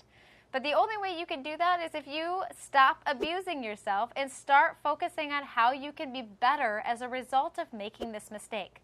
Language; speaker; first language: English; native; English